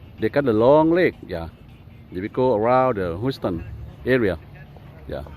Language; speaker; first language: English; non-native, fluent; Lao